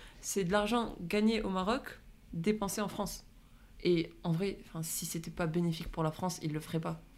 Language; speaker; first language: French; non-native, local second language; Arabic